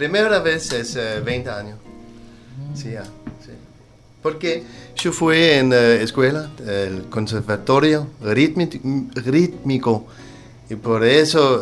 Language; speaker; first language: Spanish; non-native, learner; Danish